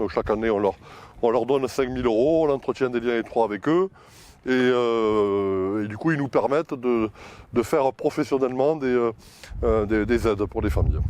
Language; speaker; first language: French; native; French